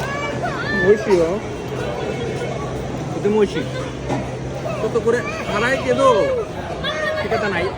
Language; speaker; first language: Japanese; non-native, learner; Bangla